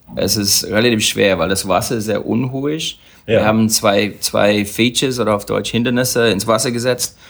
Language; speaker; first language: German; non-native, fluent; English